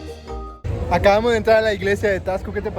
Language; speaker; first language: Spanish; native; Spanish